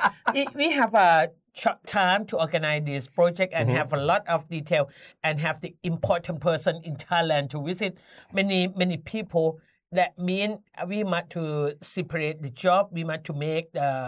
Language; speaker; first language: English; non-native, learner; Thai